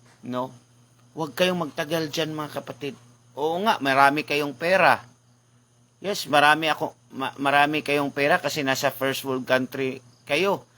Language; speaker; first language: Filipino; non-native, local second language; Cebuano